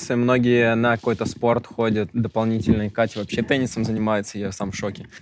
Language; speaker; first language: Russian; native; Russian